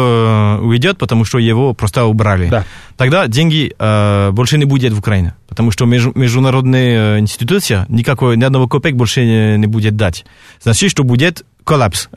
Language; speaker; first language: Russian; non-native, fluent; French